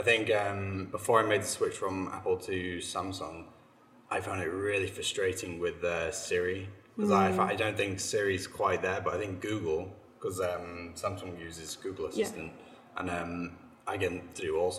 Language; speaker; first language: English; native; English